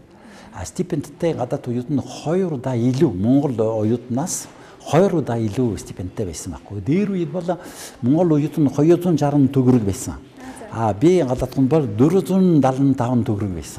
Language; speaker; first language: Mongolian; non-native, fluent; French